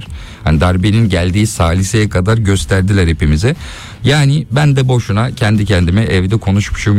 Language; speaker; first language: Turkish; native; Turkish